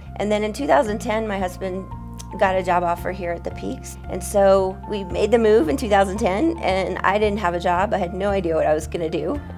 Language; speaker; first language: English; native; English